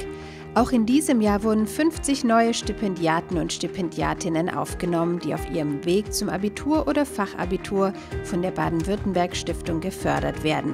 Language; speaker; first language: German; native; German